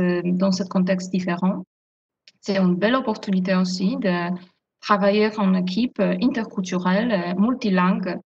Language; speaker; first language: French; non-native, fluent; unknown